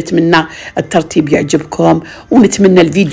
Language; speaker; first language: Arabic; native; Arabic